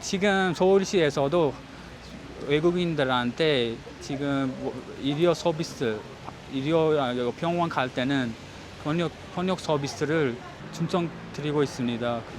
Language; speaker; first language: Korean; non-native, learner; Uzbek